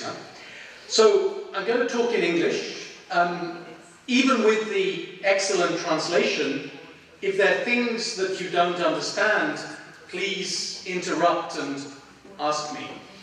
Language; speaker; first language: English; native; English